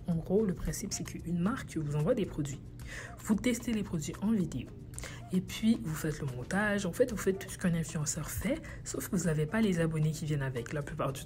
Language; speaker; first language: French; native; French